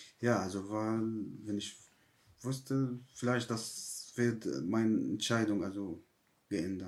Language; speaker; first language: German; non-native, learner; Arabic